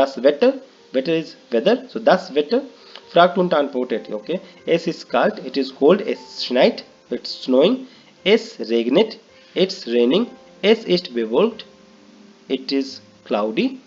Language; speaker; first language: German; non-native, learner; Hindi